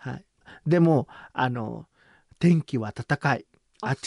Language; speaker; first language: Japanese; non-native, learner; Samoan